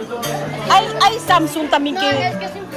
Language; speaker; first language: Spanish; non-native, fluent; Filipino